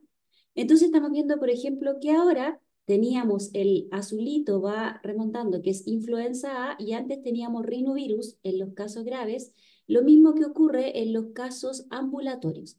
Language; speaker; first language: Spanish; native; Spanish